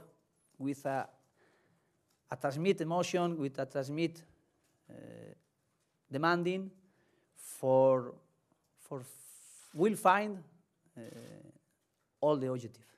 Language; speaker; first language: English; non-native, learner; Spanish